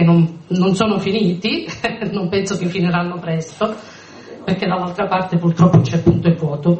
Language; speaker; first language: Italian; native; Italian